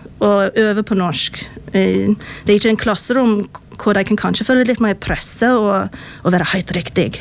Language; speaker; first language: Norwegian; non-native, fluent; English